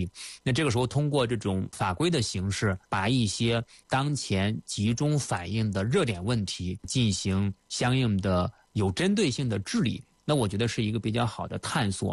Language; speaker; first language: Chinese; native; Chinese